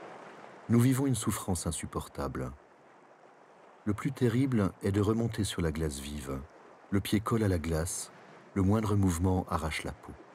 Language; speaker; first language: French; native; French